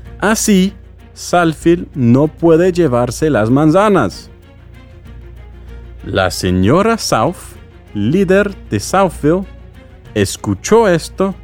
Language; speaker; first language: Spanish; non-native, fluent; English